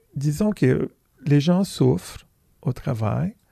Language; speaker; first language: French; non-native, fluent; Portuguese